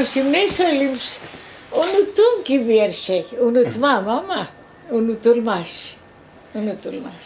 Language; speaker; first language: Turkish; non-native, local second language; Greek